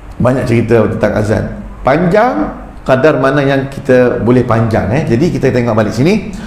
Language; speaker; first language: Malay; early bilingual, heritage; Malay